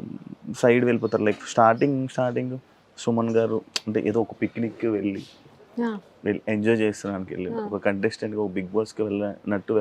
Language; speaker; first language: Telugu; native; Telugu